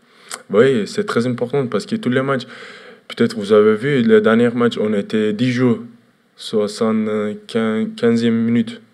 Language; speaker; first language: French; non-native, learner; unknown